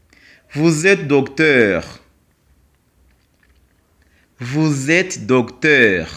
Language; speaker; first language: French; non-native, local second language; Kinyarwanda